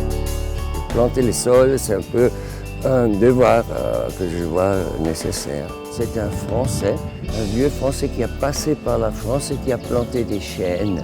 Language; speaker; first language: French; non-native, fluent; German